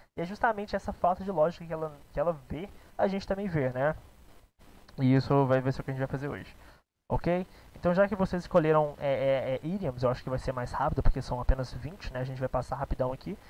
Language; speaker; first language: Portuguese; native; Portuguese